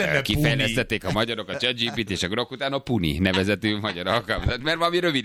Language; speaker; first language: Hungarian; native; Hungarian